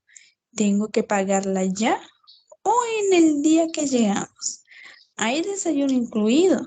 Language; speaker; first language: Spanish; non-native, learner; Portuguese